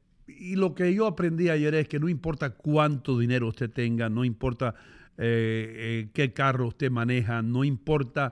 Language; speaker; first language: Spanish; native; Spanish